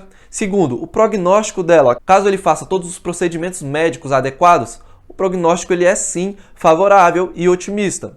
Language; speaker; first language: Portuguese; native; Portuguese